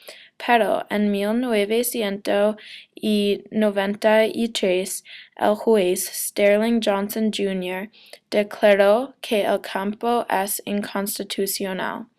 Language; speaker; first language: Spanish; non-native, learner; English